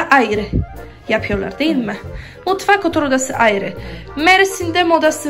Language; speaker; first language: Turkish; non-native, learner; Polish